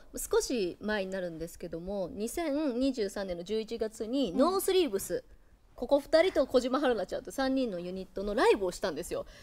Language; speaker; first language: Japanese; native; Japanese